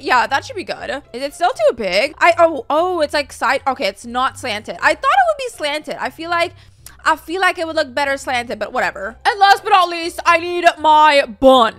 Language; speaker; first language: English; native; English